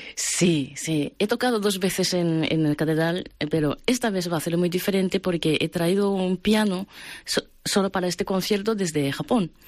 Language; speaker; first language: Spanish; non-native, fluent; Japanese